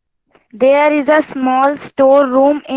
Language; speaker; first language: English; non-native, learner; Hindi